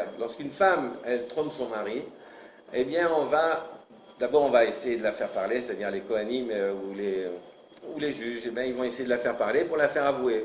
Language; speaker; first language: French; native; French